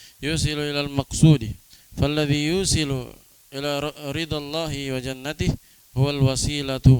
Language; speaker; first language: Arabic; non-native, fluent; Indonesian